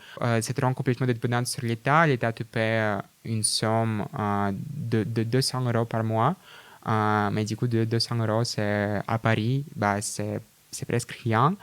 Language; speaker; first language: French; non-native, fluent; Russian